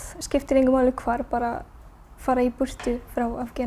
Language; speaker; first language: Icelandic; non-native, learner; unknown